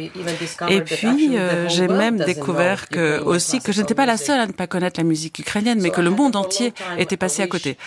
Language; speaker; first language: French; non-native, fluent; Ukrainian